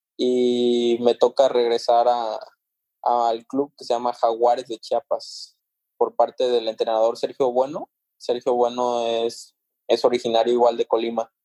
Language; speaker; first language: Spanish; native; Spanish